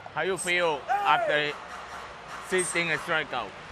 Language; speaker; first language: English; non-native, learner; Spanish